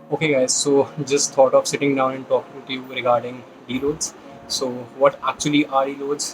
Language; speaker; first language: English; non-native, local second language; Hindi